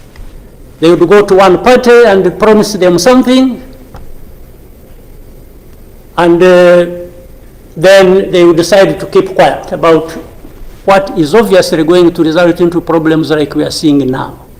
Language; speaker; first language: English; non-native, local second language; Kinyarwanda